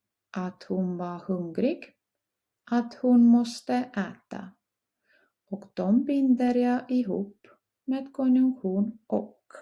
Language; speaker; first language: Swedish; non-native, fluent; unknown